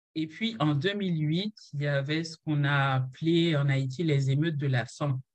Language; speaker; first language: French; non-native, local second language; Haitian Creole